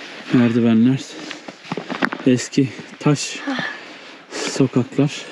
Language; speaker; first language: Turkish; native; Turkish